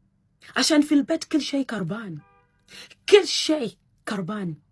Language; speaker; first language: Arabic; non-native, learner; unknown